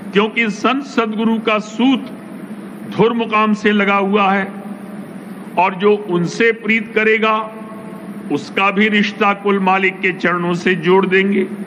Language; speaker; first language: Hindi; native; Hindi